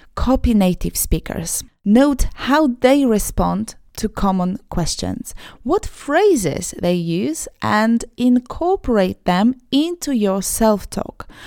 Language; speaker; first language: English; non-native, fluent; Polish